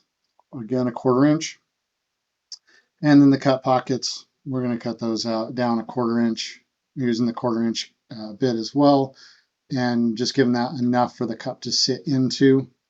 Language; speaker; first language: English; native; English